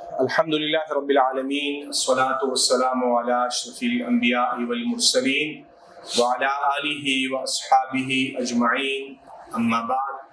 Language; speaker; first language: Urdu; non-native, local second language; Pashto